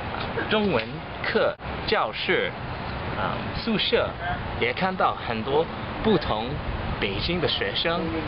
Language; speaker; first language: Chinese; non-native, learner; English